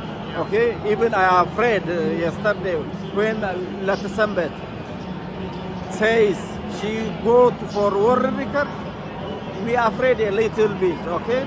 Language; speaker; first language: English; non-native, learner; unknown